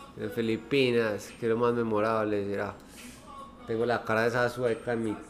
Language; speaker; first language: Spanish; native; Spanish